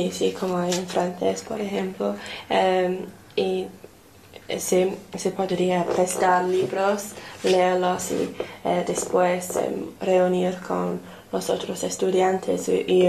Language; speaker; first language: Spanish; non-native, fluent; English